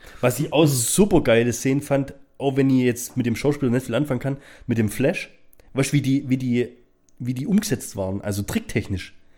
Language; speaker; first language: German; native; German